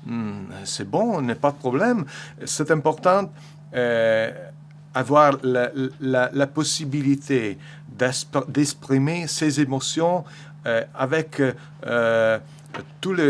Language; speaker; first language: French; non-native, learner; Italian